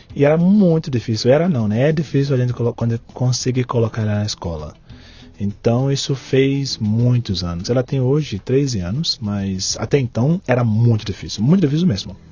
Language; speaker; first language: Portuguese; non-native, fluent; Yoruba